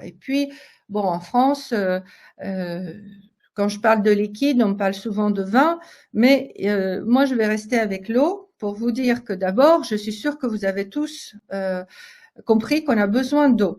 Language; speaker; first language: French; native; French